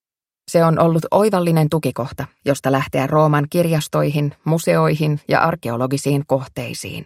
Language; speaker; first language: Finnish; native; Finnish